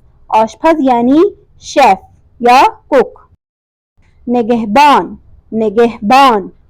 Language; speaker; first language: Persian; non-native, fluent; Urdu